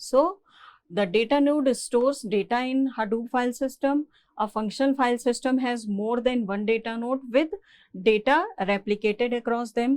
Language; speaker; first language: English; non-native, local second language; Hindi